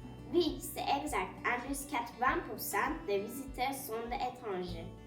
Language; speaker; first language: French; non-native, learner; Turkish